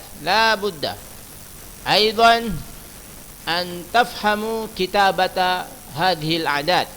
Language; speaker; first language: Arabic; non-native, fluent; Indonesian